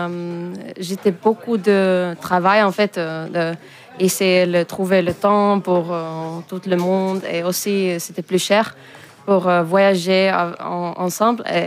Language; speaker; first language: French; non-native, fluent; Finnish